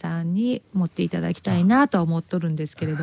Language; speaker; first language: Japanese; native; Japanese